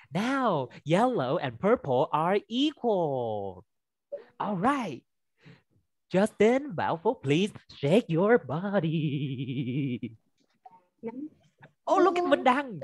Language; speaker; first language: English; non-native, fluent; Vietnamese